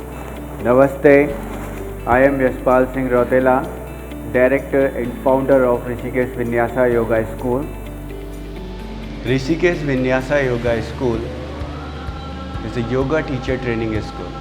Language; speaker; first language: English; non-native, local second language; Hindi